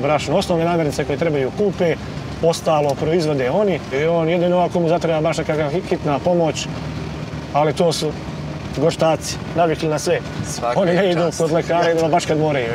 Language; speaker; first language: Croatian; native; Croatian